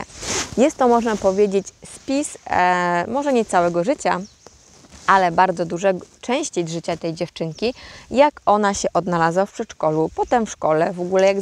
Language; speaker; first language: Polish; native; Polish